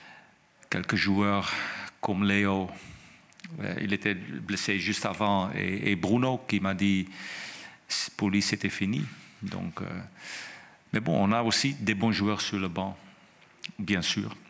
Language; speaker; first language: French; non-native, fluent; Dutch